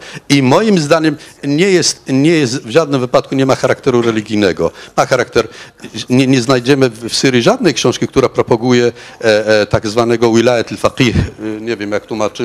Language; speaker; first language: Polish; non-native, fluent; Arabic